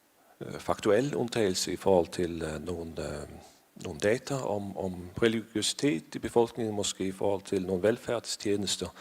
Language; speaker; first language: Danish; non-native, fluent; Faroese